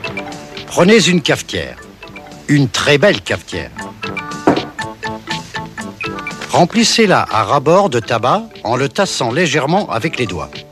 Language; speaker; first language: French; native; French